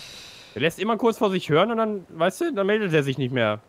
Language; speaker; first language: German; native; German